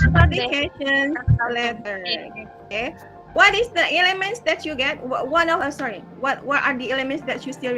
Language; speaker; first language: English; non-native, fluent; Indonesian